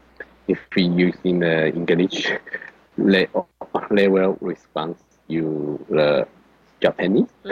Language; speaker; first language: English; non-native, learner; Chinese